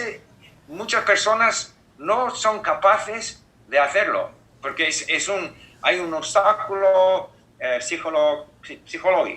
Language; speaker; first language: Spanish; non-native, fluent; English